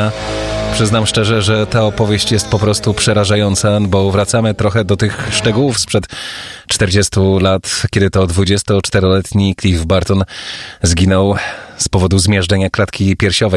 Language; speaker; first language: Polish; native; Polish